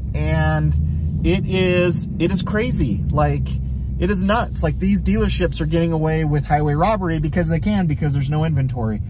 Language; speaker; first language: English; native; English